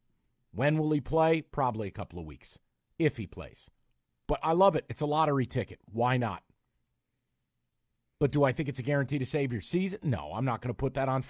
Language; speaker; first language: English; native; English